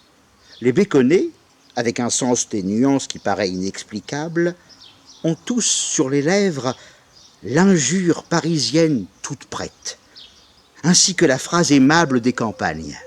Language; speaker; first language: French; native; French